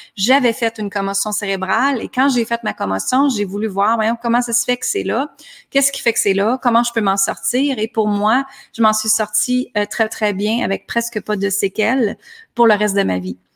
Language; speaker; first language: French; native; French